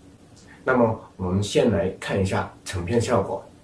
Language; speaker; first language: Chinese; native; Chinese